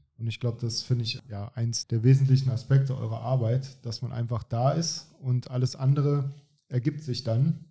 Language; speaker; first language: German; native; German